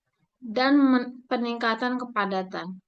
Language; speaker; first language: Indonesian; native; Indonesian